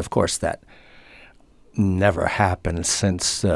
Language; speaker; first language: English; native; English